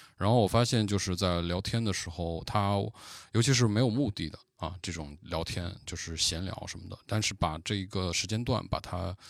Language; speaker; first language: Chinese; native; Chinese